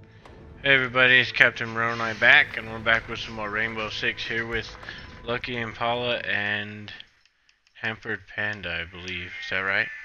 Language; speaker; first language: English; native; English